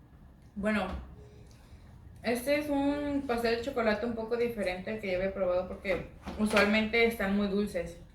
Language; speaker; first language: Spanish; native; Spanish